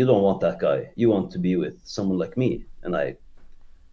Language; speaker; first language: English; non-native, fluent; Norwegian